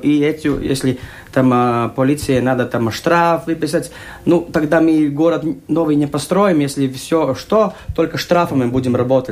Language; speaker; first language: Russian; non-native, local second language; Latvian